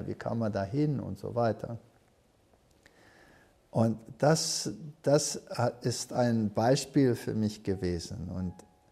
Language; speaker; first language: German; early bilingual, heritage; German